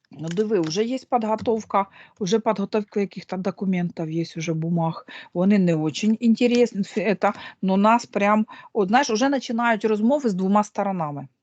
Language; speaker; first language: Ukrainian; non-native, local second language; Russian